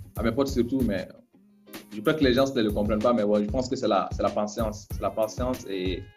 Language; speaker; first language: French; non-native, local second language; Bambara